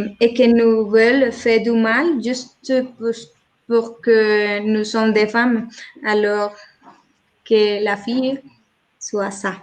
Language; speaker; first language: French; non-native, learner; Spanish